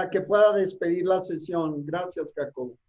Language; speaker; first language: Spanish; native; Spanish